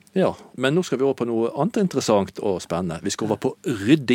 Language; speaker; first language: Norwegian; native; Norwegian